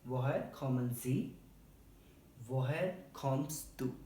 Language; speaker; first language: German; non-native, learner; Hindi